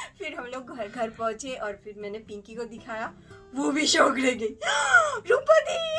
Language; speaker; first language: Hindi; native; Hindi